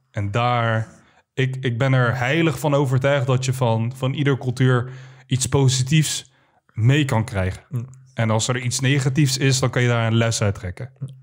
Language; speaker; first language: Dutch; early bilingual, other home language; Arabic